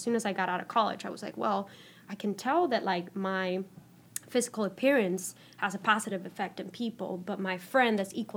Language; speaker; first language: English; non-native, fluent; Spanish